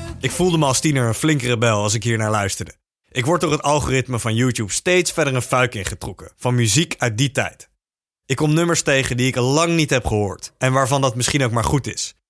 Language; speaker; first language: Dutch; native; Dutch